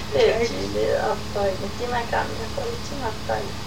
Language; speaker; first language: Greek; non-native, local second language; Turkish